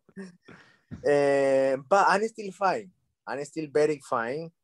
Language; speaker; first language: English; non-native, learner; Spanish